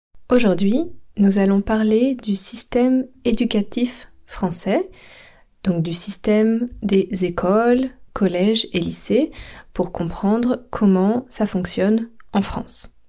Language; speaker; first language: French; native; French